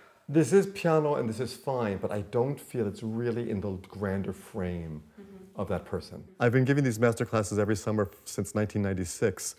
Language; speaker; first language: English; native; English